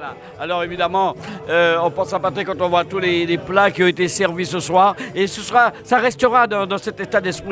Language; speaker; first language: French; native; French